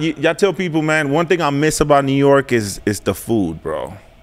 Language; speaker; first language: English; early bilingual, other home language; Spanish